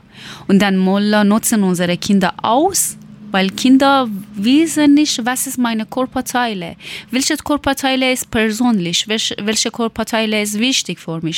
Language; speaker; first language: German; non-native, learner; Persian